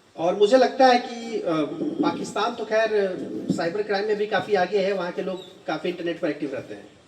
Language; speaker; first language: Hindi; native; Hindi